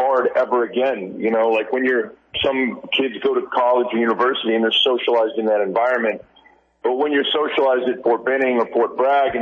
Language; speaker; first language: English; native; English